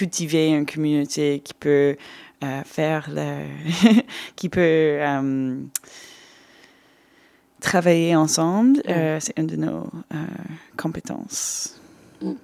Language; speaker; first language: French; non-native, fluent; English